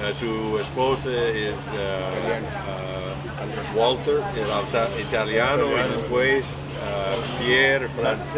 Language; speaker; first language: Spanish; non-native, learner; English